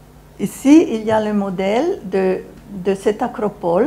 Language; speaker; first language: French; non-native, fluent; Italian